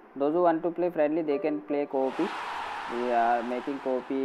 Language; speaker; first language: English; non-native, local second language; Bangla